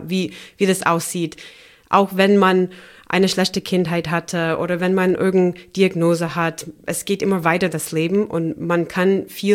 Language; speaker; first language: German; non-native, fluent; English